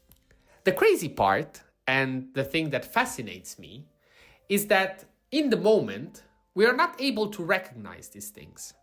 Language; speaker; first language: English; non-native, fluent; Italian